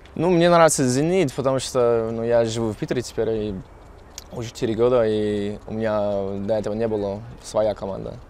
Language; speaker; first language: Russian; non-native, learner; English